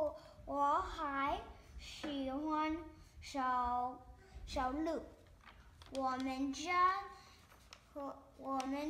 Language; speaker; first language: Chinese; non-native, learner; English